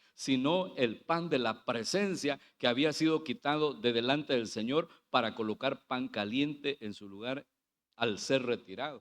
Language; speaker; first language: Spanish; native; Spanish